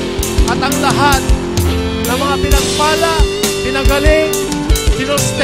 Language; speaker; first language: Filipino; native; Filipino